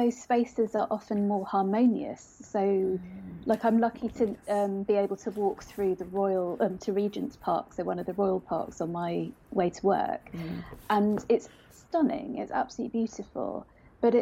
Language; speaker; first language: English; native; English